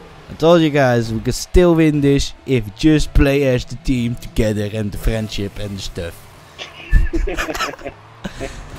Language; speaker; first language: English; non-native, learner; Dutch